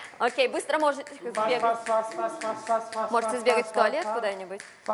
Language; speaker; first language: Russian; native; Russian